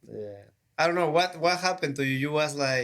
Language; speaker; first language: English; non-native, learner; Spanish